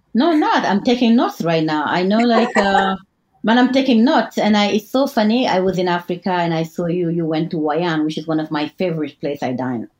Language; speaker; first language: English; non-native, fluent; French